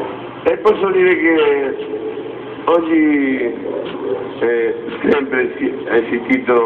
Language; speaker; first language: Italian; non-native, fluent; Spanish